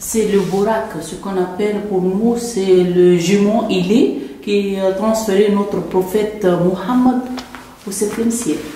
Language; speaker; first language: French; non-native, local second language; Arabic